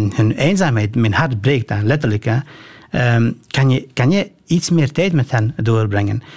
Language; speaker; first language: Dutch; non-native, fluent; Albanian